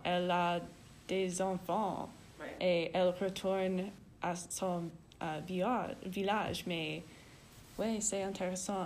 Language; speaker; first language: French; non-native, learner; English